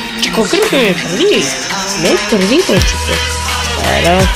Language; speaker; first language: Spanish; native; Spanish